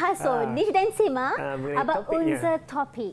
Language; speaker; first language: German; non-native, fluent; Malay